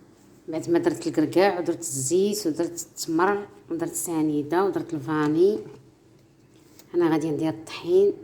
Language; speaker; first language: Arabic; native; Arabic